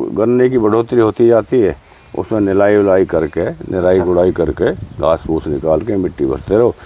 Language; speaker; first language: Hindi; native; Hindi